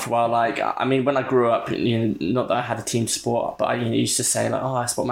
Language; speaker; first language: English; native; English